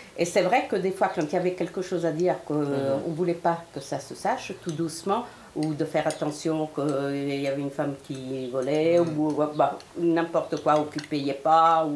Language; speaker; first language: French; early bilingual, other home language; Sardinian